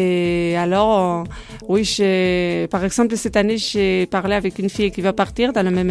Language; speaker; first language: French; non-native, fluent; Spanish